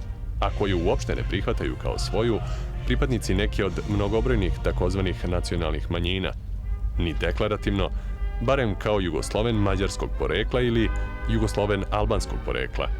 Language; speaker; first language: Bosnian; native; Bosnian